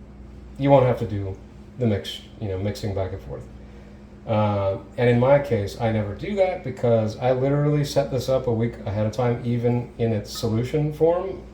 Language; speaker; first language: English; native; English